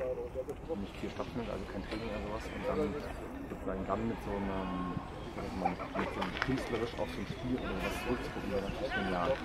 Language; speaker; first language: German; native; German